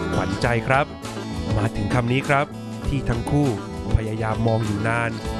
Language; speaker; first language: Thai; native; Thai